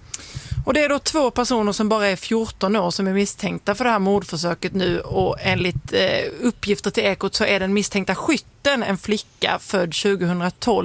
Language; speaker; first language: Swedish; native; Swedish